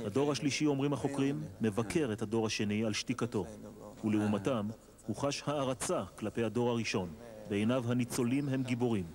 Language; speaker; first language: Hebrew; native; Hebrew